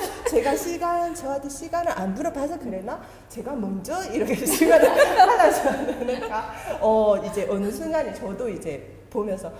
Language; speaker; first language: Korean; non-native, fluent; Chinese